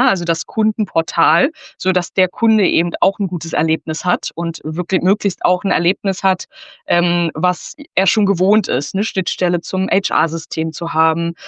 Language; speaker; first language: German; native; German